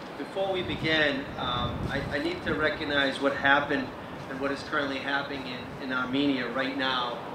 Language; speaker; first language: English; native; English